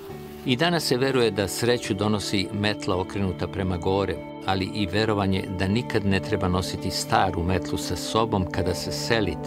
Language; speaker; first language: Serbian; native; Serbian